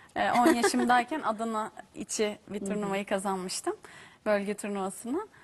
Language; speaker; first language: Turkish; native; Turkish